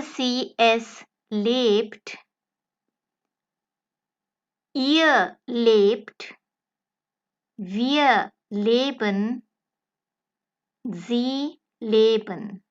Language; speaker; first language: German; non-native, fluent; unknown